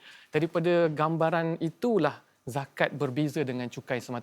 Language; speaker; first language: Malay; native; Malay